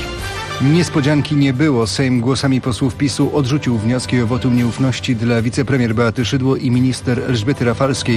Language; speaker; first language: Polish; native; Polish